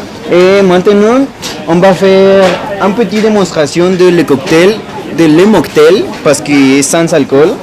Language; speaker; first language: French; non-native, learner; Spanish